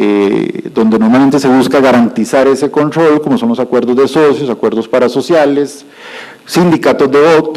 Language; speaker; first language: Spanish; native; Spanish